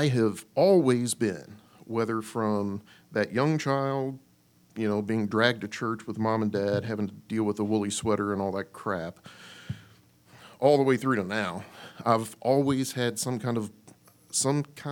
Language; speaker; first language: English; native; English